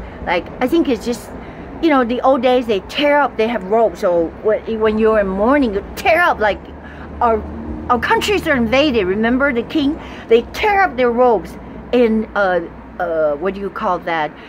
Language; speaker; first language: English; non-native, fluent; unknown